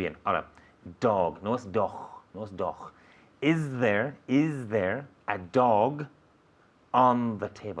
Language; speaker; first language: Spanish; non-native, fluent; English